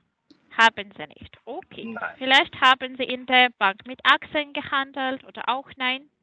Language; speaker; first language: German; non-native, fluent; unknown